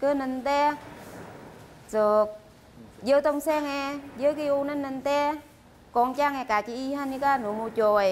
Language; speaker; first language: Korean; non-native, learner; Vietnamese